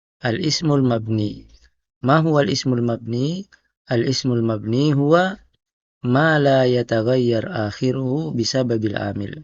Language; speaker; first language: Arabic; non-native, fluent; Indonesian